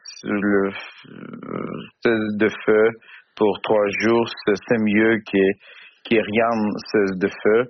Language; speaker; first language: French; non-native, learner; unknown